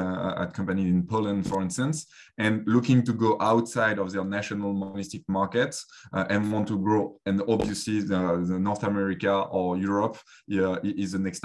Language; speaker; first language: English; non-native, fluent; French